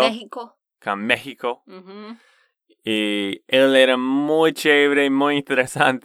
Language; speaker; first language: Spanish; non-native, fluent; English